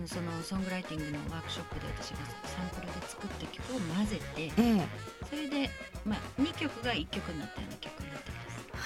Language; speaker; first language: Japanese; native; Japanese